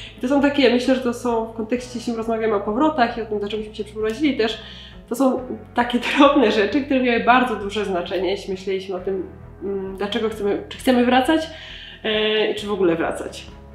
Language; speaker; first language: Polish; native; Polish